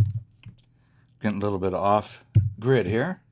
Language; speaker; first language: English; native; English